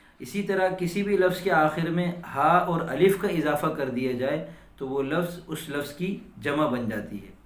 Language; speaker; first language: Urdu; native; Urdu